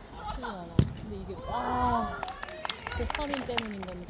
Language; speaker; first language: Korean; native; Korean